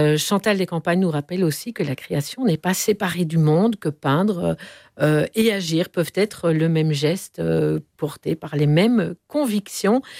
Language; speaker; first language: French; native; French